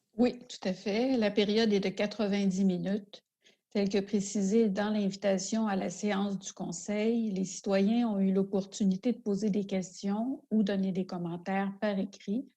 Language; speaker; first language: French; native; French